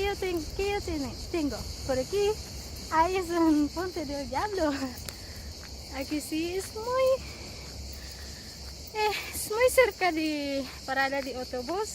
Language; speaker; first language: Spanish; non-native, learner; Filipino